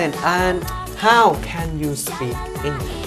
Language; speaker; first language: English; non-native, fluent; Thai